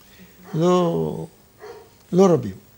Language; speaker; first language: Hebrew; non-native, fluent; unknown